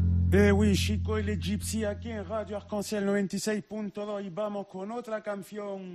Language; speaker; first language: Spanish; native; Spanish